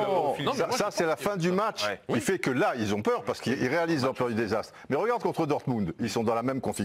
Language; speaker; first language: French; native; French